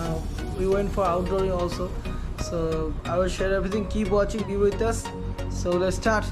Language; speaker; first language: English; non-native, local second language; Bangla